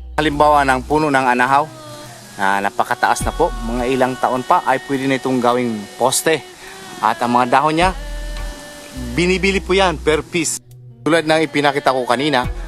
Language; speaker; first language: Filipino; non-native, local second language; Bikol